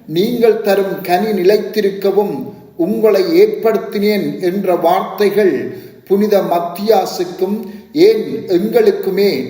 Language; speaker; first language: Tamil; native; Tamil